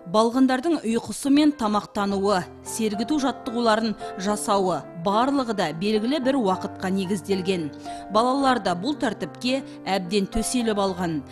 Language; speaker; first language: Kazakh; native; Kazakh